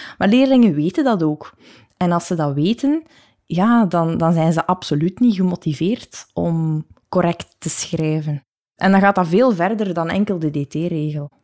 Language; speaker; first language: Dutch; native; Dutch